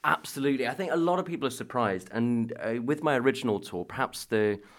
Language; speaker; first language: English; native; English